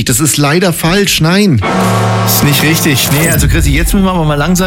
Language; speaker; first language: German; native; German